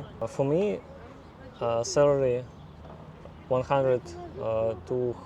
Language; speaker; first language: English; non-native, learner; Russian